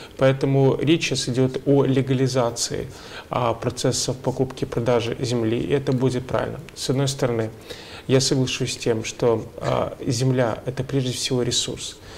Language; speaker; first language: Russian; native; Russian